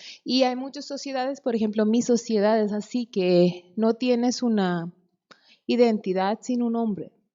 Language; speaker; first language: Spanish; non-native, fluent; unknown